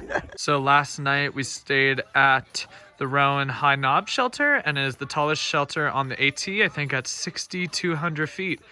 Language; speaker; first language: English; native; English